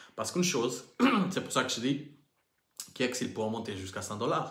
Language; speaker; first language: French; non-native, learner; Portuguese